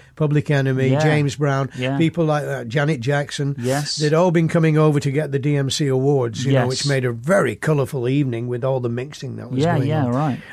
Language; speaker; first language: English; native; English